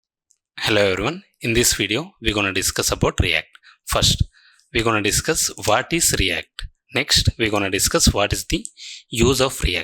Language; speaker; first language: English; non-native, local second language; Telugu